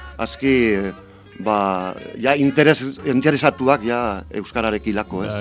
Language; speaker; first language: Basque; non-native, local second language; Spanish